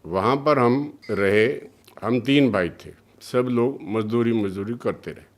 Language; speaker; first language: Hindi; early bilingual, other home language; Punjabi